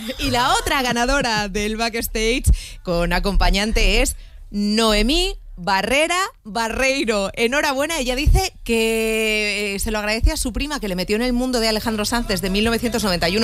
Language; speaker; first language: Spanish; native; Spanish